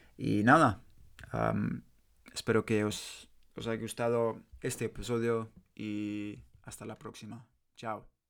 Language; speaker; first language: Spanish; non-native, learner; English